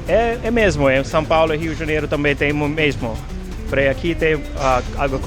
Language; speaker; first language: Portuguese; non-native, learner; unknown